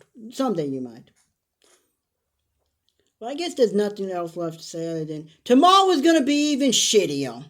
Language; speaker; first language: English; native; English